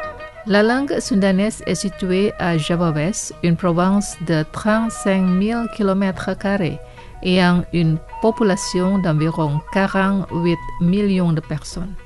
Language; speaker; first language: French; non-native, fluent; Indonesian